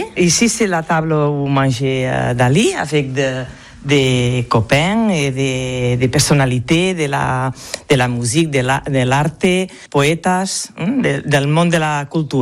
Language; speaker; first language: French; non-native, learner; Catalan